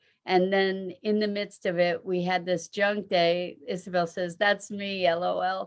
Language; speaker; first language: English; native; English